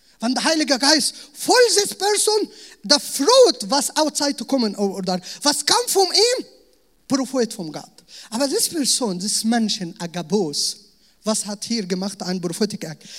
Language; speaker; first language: German; non-native, learner; Arabic